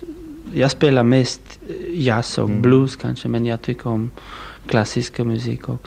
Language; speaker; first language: Swedish; non-native, fluent; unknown